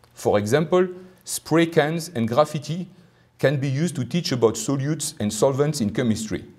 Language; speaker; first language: English; non-native, fluent; French